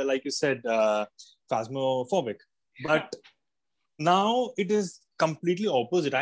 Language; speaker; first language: English; non-native, local second language; Malayalam